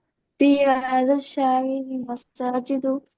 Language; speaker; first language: Arabic; non-native, learner; Bangla